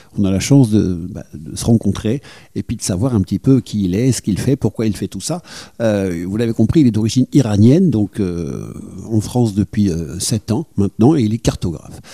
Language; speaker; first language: French; native; French